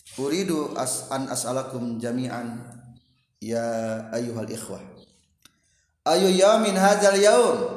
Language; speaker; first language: Arabic; non-native, learner; Indonesian